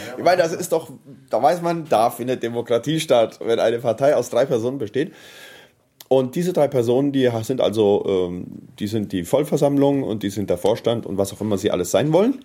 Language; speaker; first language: German; early bilingual, heritage; German